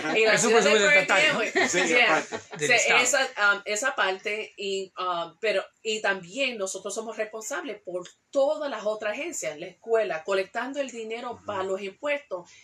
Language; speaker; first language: Spanish; early bilingual, heritage; Spanish